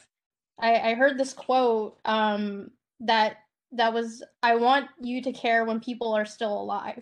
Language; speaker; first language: English; native; English